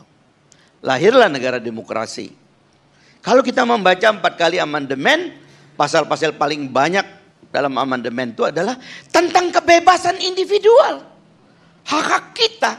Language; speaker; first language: Indonesian; native; Indonesian